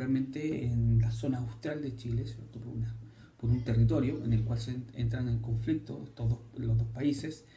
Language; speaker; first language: Spanish; native; Spanish